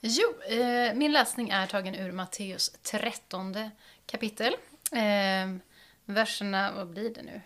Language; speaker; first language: Swedish; native; Swedish